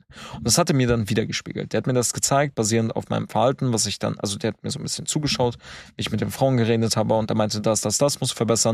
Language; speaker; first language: German; native; German